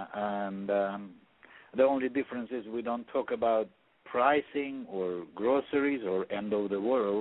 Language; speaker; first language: English; non-native, fluent; Russian